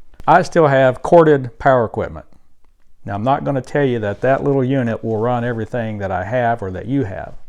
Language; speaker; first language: English; native; English